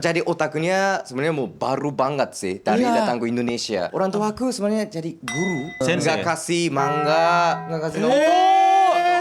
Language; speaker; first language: Indonesian; non-native, learner; Japanese